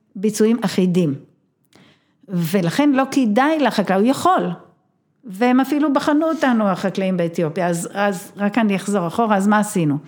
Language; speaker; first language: Hebrew; native; Hebrew